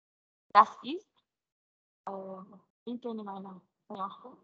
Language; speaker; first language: German; non-native, fluent; Arabic